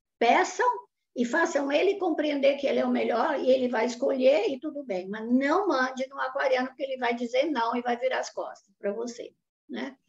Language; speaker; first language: Portuguese; non-native, fluent; Italian